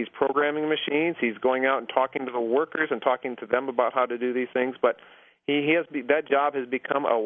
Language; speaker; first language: English; native; English